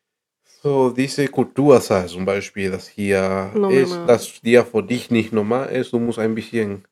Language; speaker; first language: German; non-native, learner; Spanish